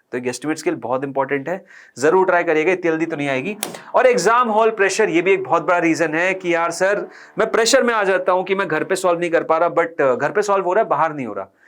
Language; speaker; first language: Hindi; native; Hindi